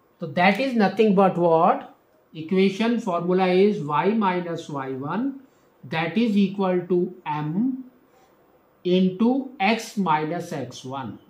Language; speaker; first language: English; non-native, local second language; Hindi